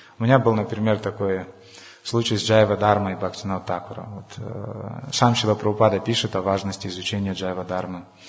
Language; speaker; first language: Russian; non-native, local second language; Romanian